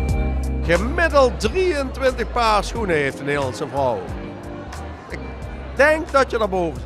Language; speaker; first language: Dutch; native; Dutch